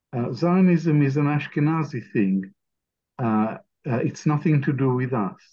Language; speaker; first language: English; non-native, fluent; Arabic